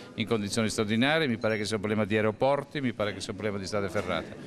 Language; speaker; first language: Italian; native; Italian